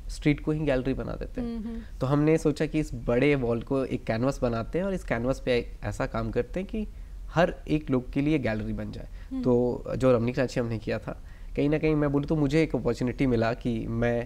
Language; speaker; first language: Hindi; native; Hindi